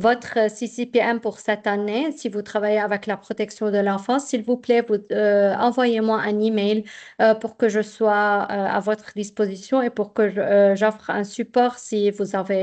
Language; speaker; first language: French; non-native, fluent; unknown